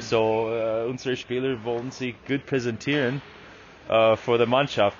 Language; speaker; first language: German; non-native, learner; English